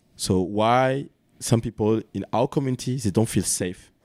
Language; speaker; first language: English; non-native, learner; French